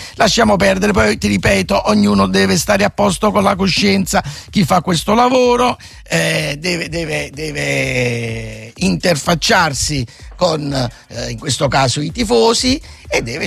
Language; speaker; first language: Italian; native; Italian